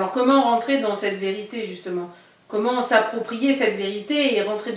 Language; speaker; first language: French; native; French